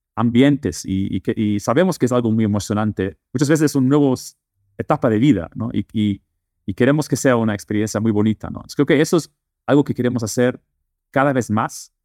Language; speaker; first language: Spanish; non-native, fluent; Dutch